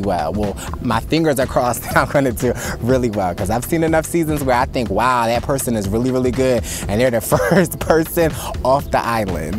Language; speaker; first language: English; native; English